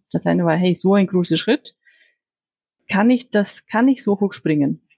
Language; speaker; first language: German; non-native, fluent; Icelandic